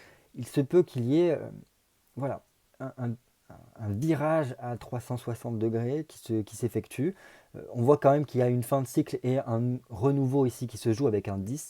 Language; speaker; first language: French; native; French